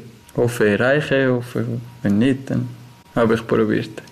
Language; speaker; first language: German; non-native, learner; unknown